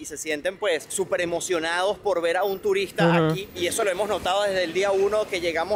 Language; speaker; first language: Spanish; native; Spanish